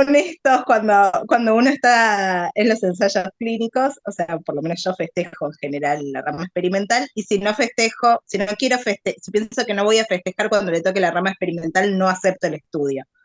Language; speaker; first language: Spanish; native; Spanish